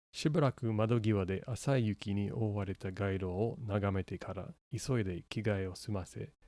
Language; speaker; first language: Japanese; non-native, learner; English